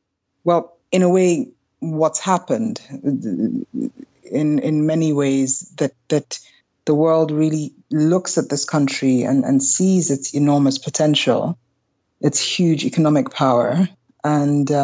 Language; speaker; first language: English; non-native, local second language; German